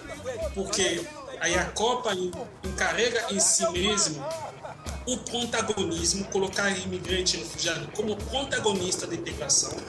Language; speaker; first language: Portuguese; non-native, fluent; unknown